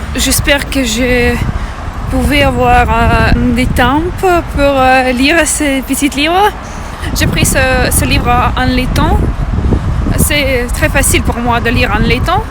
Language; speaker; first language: French; non-native, learner; Russian